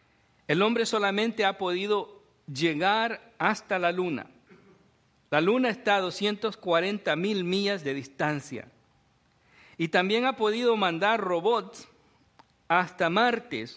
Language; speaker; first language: Spanish; native; Spanish